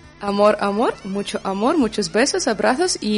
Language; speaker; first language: Spanish; non-native, learner; Ukrainian